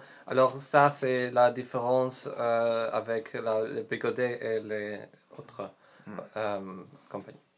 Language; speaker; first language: French; non-native, learner; Polish